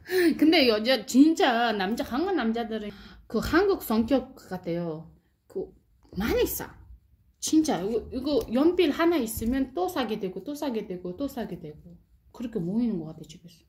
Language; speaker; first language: Korean; non-native, fluent; Uzbek